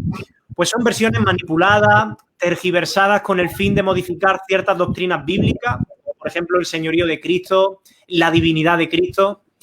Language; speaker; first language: Spanish; native; Spanish